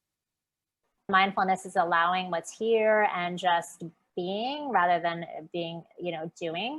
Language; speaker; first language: English; native; English